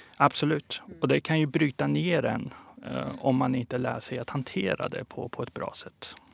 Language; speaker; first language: Swedish; early bilingual, other home language; Persian